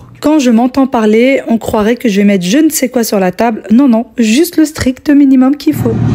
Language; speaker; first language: French; early bilingual, other home language; Arabic